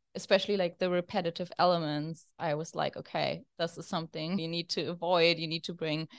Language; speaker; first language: English; non-native, fluent; German